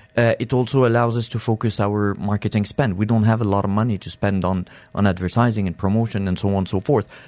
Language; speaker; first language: English; non-native, fluent; French